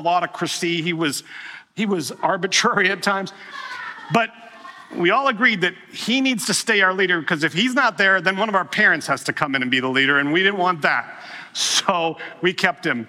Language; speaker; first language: English; native; English